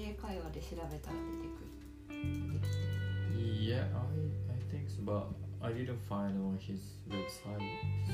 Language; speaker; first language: English; non-native, learner; Japanese